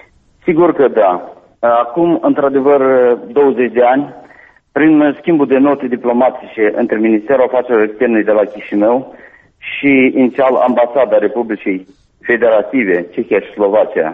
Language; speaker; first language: Romanian; native; Romanian